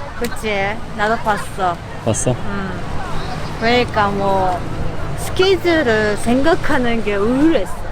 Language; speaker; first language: Korean; non-native, fluent; Japanese